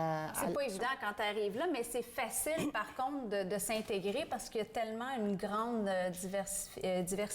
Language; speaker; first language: French; native; French